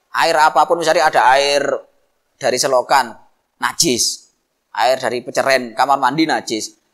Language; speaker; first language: Indonesian; non-native, local second language; Javanese